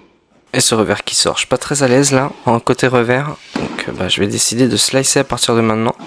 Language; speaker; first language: French; native; French